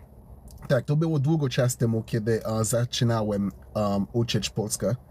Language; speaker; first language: Polish; non-native, learner; English